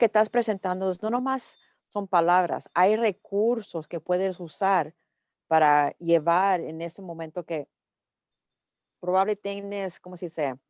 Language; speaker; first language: Spanish; early bilingual, heritage; English